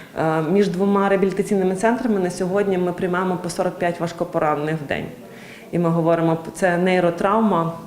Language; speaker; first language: Ukrainian; native; Ukrainian